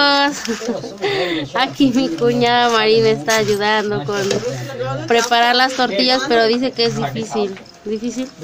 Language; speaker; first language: Spanish; native; Spanish